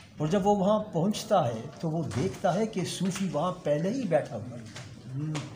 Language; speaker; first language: Urdu; non-native, local second language; Pashto